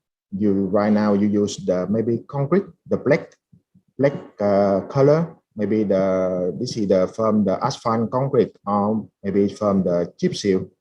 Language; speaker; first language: English; non-native, fluent; Vietnamese